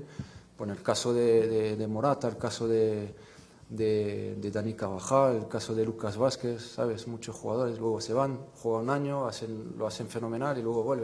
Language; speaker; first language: Spanish; non-native, fluent; French